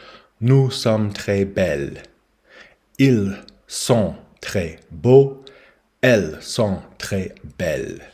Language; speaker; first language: French; non-native, learner; English